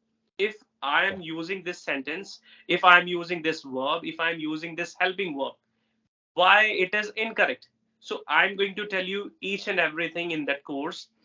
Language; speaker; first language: English; non-native, local second language; Hindi